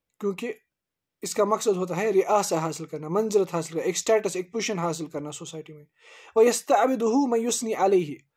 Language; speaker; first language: Urdu; native; Urdu